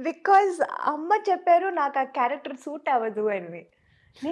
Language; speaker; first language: Telugu; non-native, fluent; Tamil